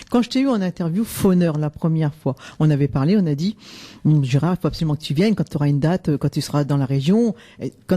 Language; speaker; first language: French; native; French